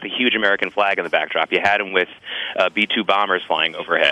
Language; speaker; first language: English; native; English